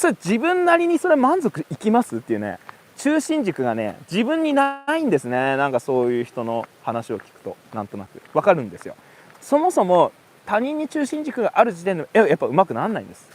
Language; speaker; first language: Japanese; native; Japanese